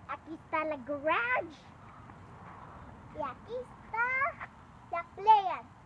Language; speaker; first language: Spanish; early bilingual, heritage; Spanish